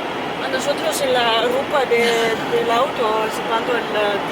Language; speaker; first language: Spanish; non-native, learner; Serbian